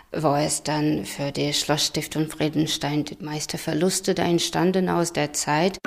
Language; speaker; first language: German; non-native, fluent; Russian